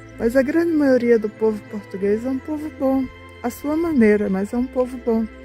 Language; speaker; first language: Portuguese; native; Portuguese